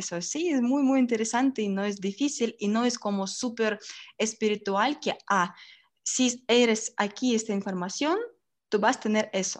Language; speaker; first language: Spanish; non-native, learner; Russian